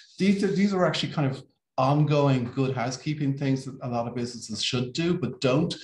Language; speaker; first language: English; native; English